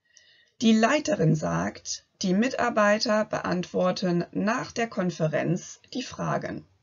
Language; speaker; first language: German; non-native, fluent; French